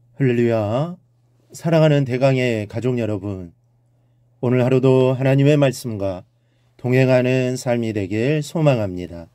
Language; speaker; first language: Korean; native; Korean